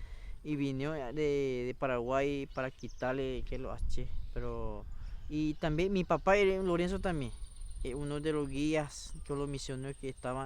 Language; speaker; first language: Spanish; non-native, local second language; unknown